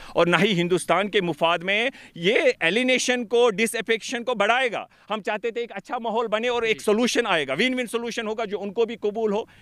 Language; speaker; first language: Hindi; non-native, local second language; Kashmiri